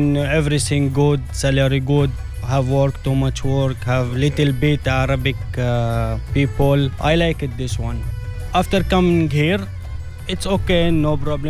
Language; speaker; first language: English; non-native, learner; Arabic